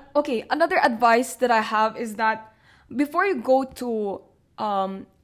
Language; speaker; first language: English; non-native, local second language; Filipino